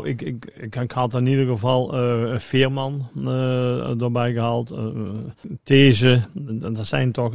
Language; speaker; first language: Dutch; native; Dutch